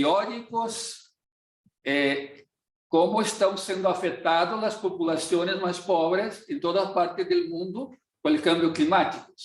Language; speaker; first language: Portuguese; non-native, fluent; Spanish